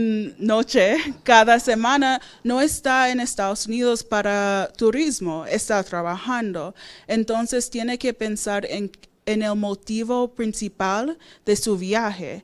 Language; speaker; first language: Spanish; non-native, fluent; English